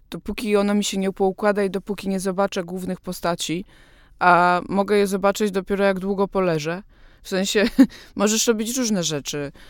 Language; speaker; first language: Polish; native; Polish